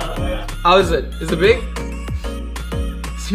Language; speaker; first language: English; non-native, local second language; Bangla